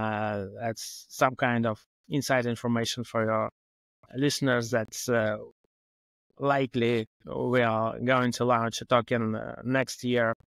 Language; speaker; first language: English; non-native, fluent; Russian